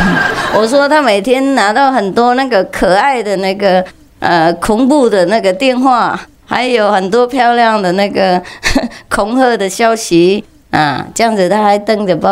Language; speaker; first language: Chinese; non-native, fluent; Vietnamese